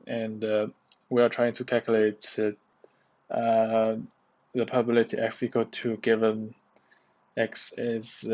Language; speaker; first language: English; non-native, learner; Chinese